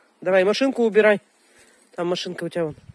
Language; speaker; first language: Russian; native; Russian